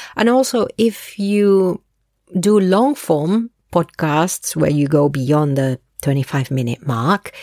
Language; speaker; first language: English; early bilingual, other home language; Spanish